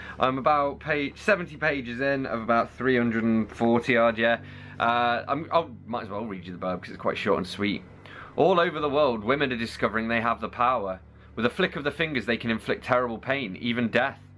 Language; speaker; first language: English; native; English